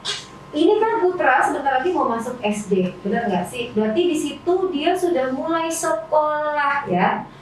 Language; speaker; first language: Indonesian; native; Indonesian